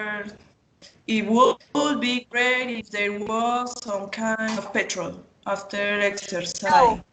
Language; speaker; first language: English; non-native, learner; Spanish